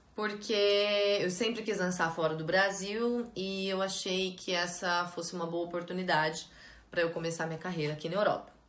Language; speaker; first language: Portuguese; native; Portuguese